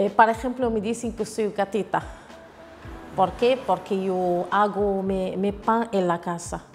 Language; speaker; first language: Spanish; non-native, learner; Arabic